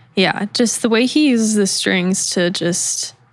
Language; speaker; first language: English; native; English